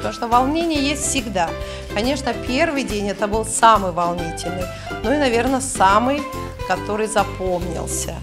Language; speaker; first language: Russian; native; Russian